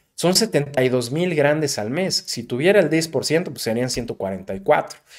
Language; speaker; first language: Spanish; native; Spanish